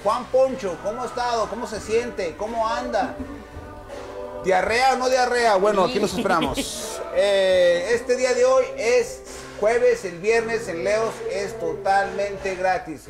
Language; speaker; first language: Spanish; native; Spanish